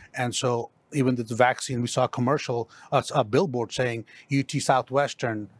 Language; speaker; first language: English; non-native, local second language; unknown